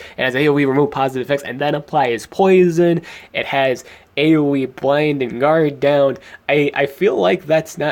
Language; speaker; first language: English; native; English